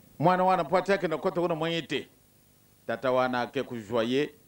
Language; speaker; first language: Lingala; non-native, local second language; Kongo